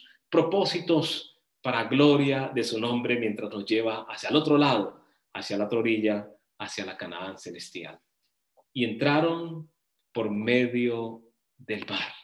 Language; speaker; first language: Spanish; native; Spanish